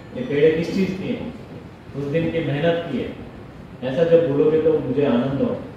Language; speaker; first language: Hindi; non-native, local second language; Marathi